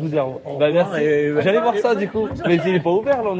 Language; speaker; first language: French; native; French